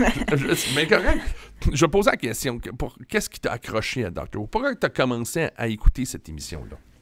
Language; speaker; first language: French; native; French